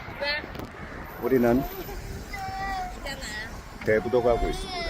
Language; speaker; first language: Korean; native; Korean